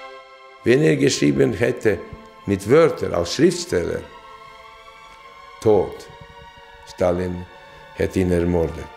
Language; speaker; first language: German; non-native, fluent; Latvian